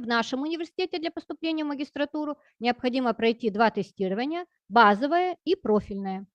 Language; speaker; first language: Russian; native; Russian